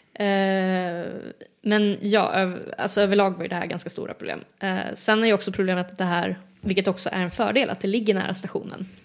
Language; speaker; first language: Swedish; native; Swedish